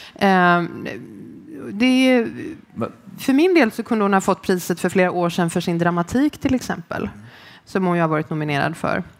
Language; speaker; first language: Swedish; native; Swedish